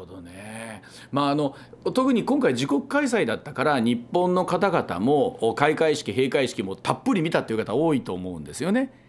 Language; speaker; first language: Japanese; native; Japanese